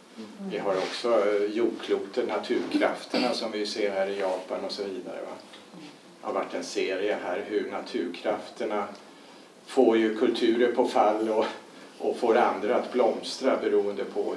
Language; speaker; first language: Swedish; native; Swedish